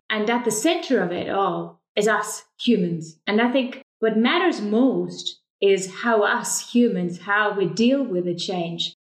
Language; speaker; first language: English; non-native, fluent; Estonian